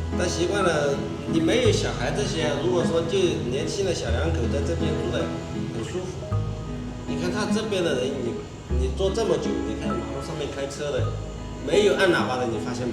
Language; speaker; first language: Chinese; native; Chinese